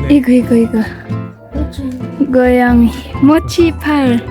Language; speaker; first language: Korean; non-native, learner; Filipino